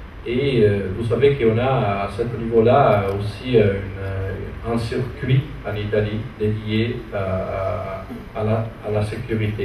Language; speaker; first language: French; non-native, fluent; Italian